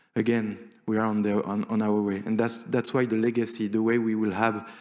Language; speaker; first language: English; non-native, fluent; French